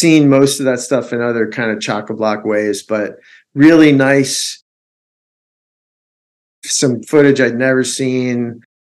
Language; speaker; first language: English; native; English